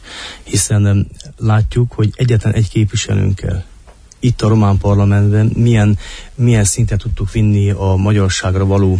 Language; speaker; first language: Hungarian; native; Hungarian